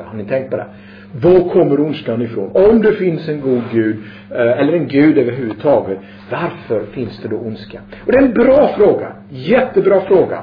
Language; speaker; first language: Swedish; native; Swedish